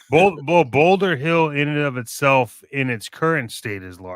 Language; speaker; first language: English; native; English